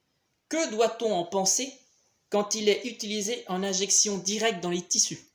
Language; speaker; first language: French; native; French